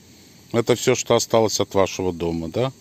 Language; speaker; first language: Russian; native; Russian